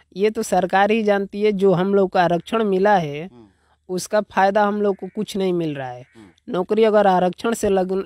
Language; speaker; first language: Hindi; native; Hindi